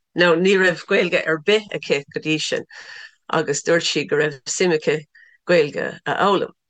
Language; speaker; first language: Irish; non-native, local second language; English